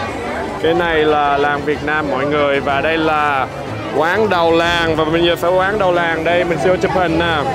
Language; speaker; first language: Vietnamese; early bilingual, heritage; Vietnamese